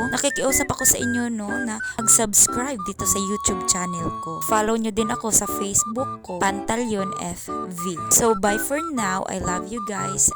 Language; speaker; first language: Filipino; non-native, local second language; Cebuano